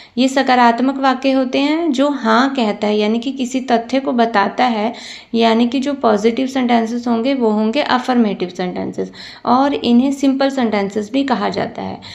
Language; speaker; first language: Hindi; non-native, local second language; Punjabi